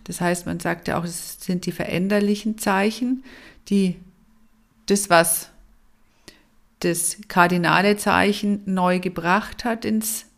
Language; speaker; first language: German; native; German